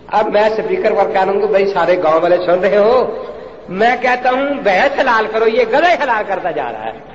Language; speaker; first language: Urdu; non-native, local second language; Punjabi